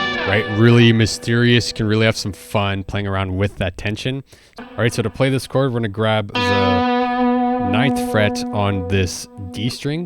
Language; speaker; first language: English; native; English